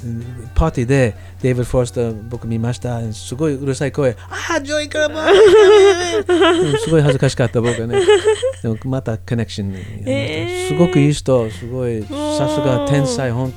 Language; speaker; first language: Japanese; non-native, learner; English